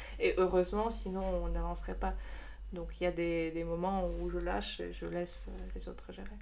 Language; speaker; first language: French; non-native, fluent; Russian